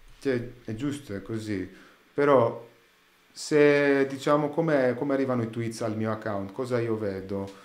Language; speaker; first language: Italian; non-native, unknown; Greek